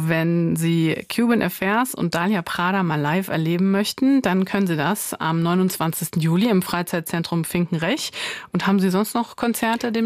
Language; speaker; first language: German; native; German